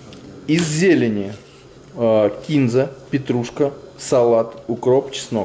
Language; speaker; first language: Russian; native; Russian